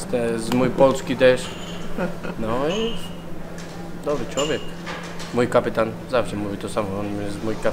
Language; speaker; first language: Polish; non-native, learner; Spanish